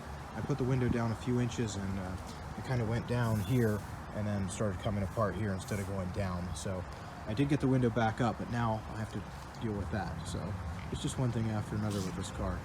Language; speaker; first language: English; native; English